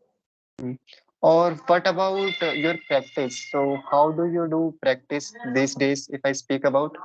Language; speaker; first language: English; non-native, local second language; Hindi